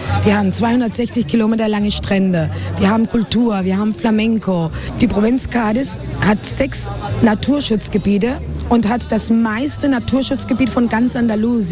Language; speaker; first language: German; non-native, fluent; Spanish